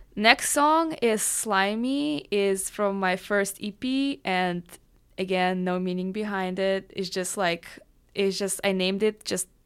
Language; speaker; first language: English; non-native, fluent; Russian